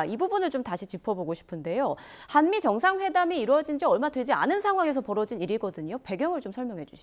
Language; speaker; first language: Korean; native; Korean